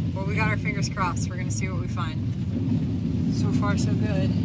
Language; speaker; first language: English; native; English